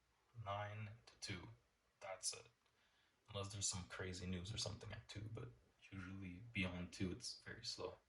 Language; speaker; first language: English; native; English